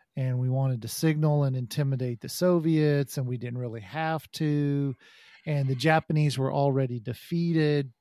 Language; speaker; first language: English; native; English